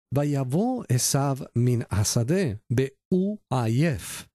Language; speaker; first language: Hebrew; non-native, learner; Spanish